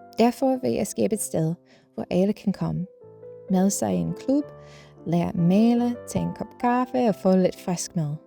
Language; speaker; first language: Danish; non-native, fluent; English